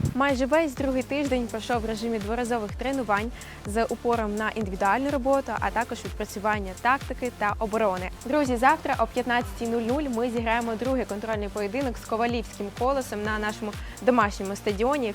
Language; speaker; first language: Ukrainian; native; Ukrainian